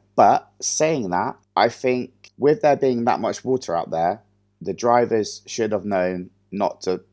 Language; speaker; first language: English; native; English